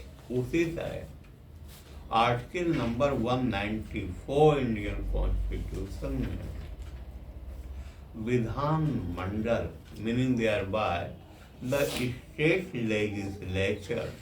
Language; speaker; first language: Hindi; native; Hindi